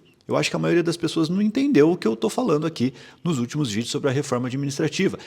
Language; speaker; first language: Portuguese; native; Portuguese